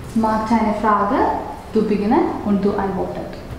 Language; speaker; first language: German; non-native, learner; Malayalam